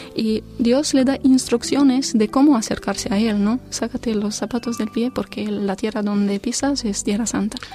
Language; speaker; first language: Spanish; non-native, fluent; Romanian